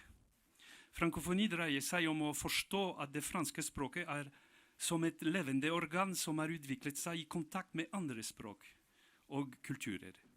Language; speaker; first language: Norwegian; non-native, fluent; French